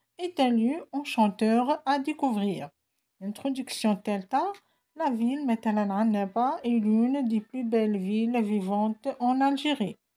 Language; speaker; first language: French; non-native, local second language; Arabic